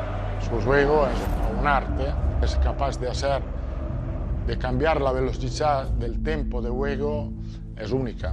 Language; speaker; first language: Spanish; non-native, fluent; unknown